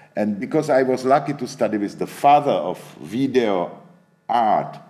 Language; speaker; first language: English; non-native, fluent; Czech